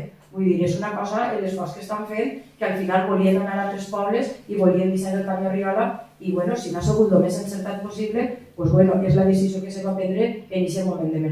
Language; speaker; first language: Catalan; native; Catalan